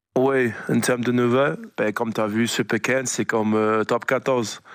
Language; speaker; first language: French; non-native, learner; English